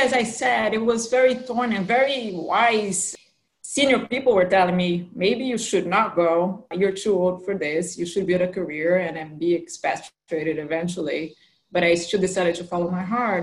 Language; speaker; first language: English; non-native, fluent; Portuguese